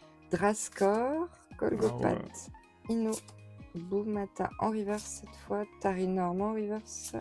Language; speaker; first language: French; native; French